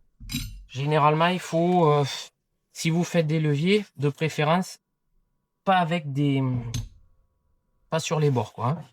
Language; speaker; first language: French; native; French